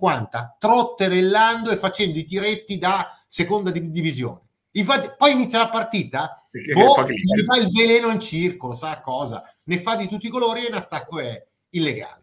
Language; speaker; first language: Italian; native; Italian